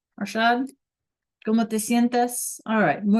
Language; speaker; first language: Spanish; non-native, fluent; English